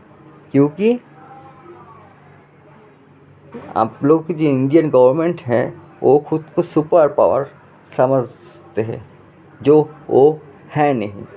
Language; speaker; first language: Hindi; non-native, fluent; Bangla